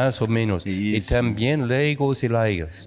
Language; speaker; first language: Portuguese; non-native, fluent; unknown